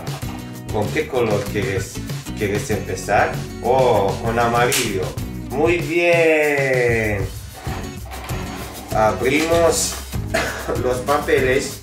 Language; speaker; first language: Spanish; non-native, fluent; Italian